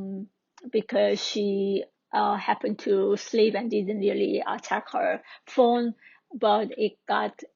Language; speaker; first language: English; non-native, fluent; Korean